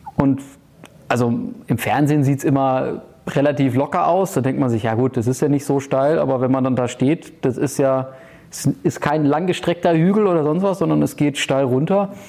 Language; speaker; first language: German; native; German